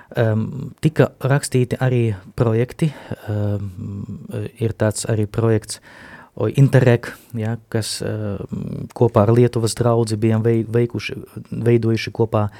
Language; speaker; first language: Latvian; non-native, local second language; Russian